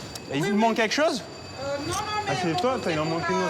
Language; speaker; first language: French; native; French